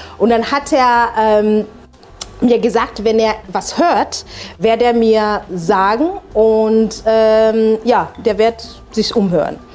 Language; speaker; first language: German; non-native, fluent; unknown